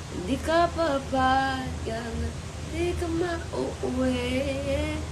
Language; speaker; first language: Filipino; non-native, local second language; Waray